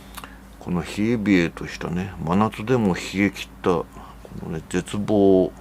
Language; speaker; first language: Japanese; native; Japanese